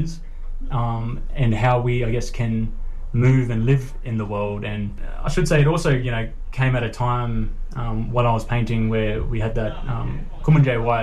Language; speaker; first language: English; native; English